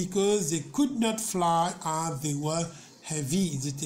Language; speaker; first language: English; non-native, local second language; Morisyen